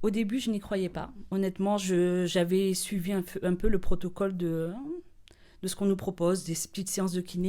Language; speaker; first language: French; native; French